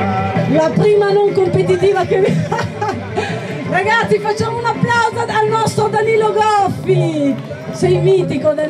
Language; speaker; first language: Italian; native; Italian